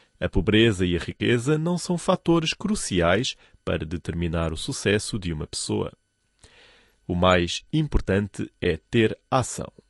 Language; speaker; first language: Portuguese; non-native, fluent; Chinese